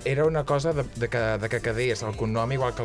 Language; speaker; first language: Catalan; native; Catalan